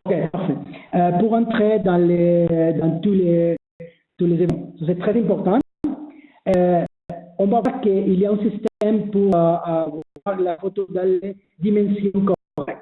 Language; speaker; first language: French; non-native, learner; Spanish